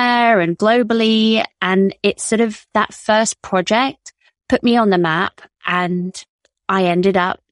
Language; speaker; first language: English; native; English